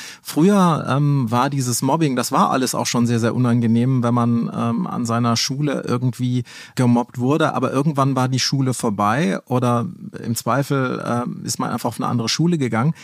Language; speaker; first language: German; native; German